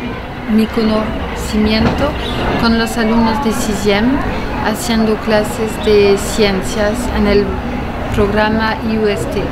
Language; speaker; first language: Spanish; non-native, fluent; French